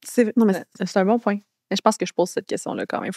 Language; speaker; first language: French; native; French